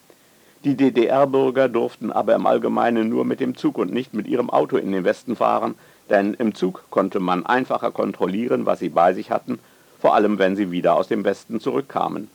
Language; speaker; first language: German; native; German